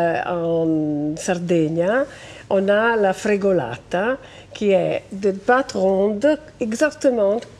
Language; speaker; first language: French; non-native, fluent; Italian